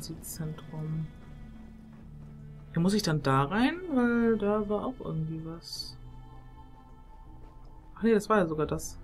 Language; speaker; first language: German; native; German